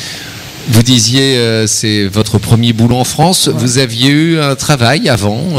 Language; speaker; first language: French; native; French